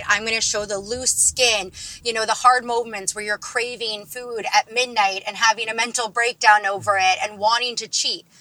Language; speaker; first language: English; native; English